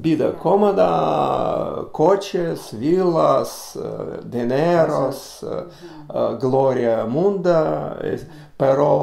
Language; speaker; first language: Spanish; non-native, learner; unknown